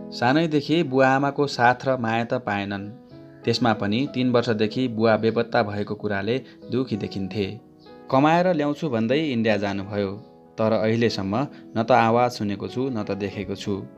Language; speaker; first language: Nepali; native; Nepali